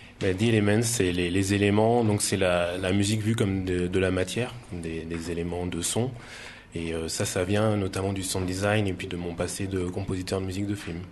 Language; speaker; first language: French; native; French